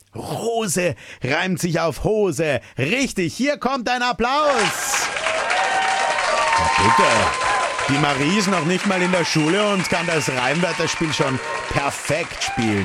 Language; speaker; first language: German; native; German